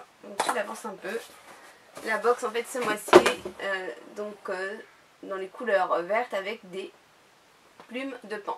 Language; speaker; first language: French; native; French